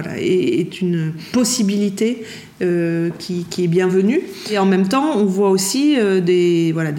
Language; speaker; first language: French; native; French